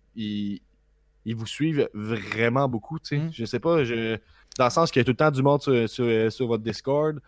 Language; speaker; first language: French; native; French